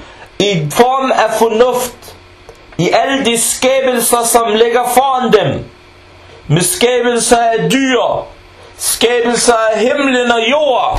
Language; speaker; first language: Danish; non-native, fluent; Arabic